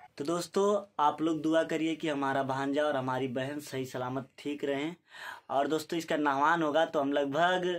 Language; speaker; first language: Hindi; native; Hindi